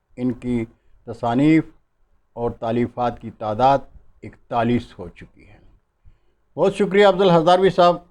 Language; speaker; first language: Urdu; non-native, local second language; Pashto